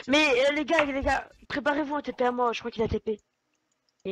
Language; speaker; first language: French; native; French